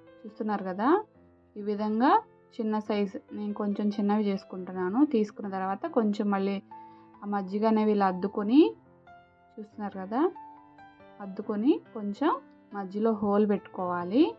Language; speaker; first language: Telugu; native; Telugu